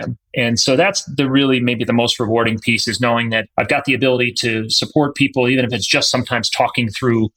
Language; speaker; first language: English; native; English